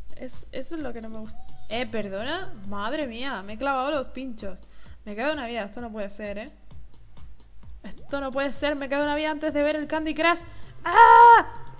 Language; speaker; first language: Spanish; native; Spanish